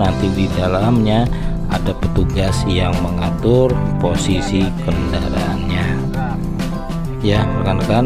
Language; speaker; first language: Indonesian; native; Indonesian